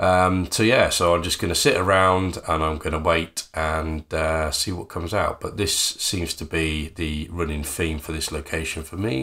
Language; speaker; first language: English; native; English